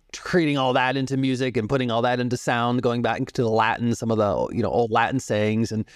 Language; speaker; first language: English; native; English